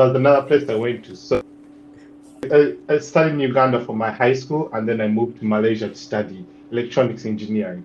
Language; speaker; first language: English; non-native, local second language; Ganda